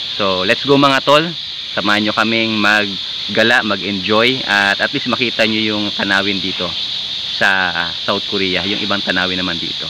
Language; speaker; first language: Filipino; native; Filipino